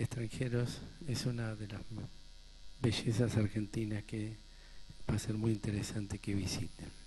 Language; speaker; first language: Spanish; native; Spanish